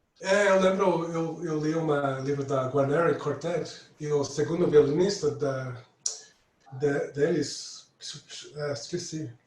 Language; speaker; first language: Portuguese; non-native, fluent; English